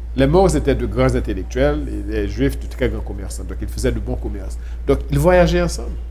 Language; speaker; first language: French; non-native, local second language; Haitian Creole